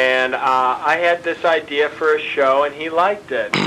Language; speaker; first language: English; native; English